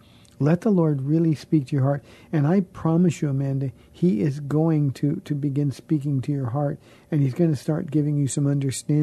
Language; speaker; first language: English; native; English